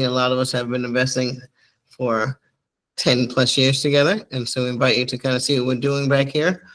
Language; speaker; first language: English; native; English